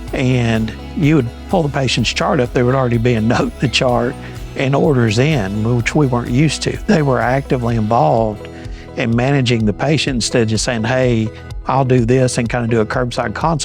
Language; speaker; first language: English; native; English